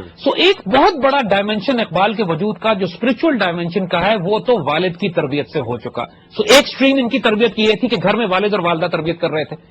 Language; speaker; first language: Urdu; native; Urdu